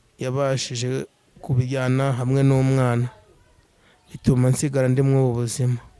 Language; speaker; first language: Kinyarwanda; native; Kinyarwanda